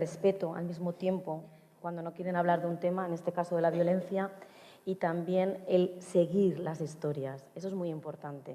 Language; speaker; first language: Spanish; native; Spanish